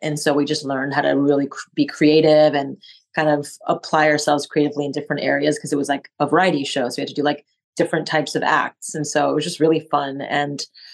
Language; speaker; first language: English; non-native, fluent; French